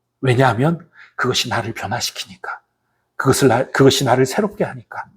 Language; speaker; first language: Korean; native; Korean